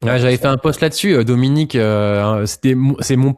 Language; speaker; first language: French; native; French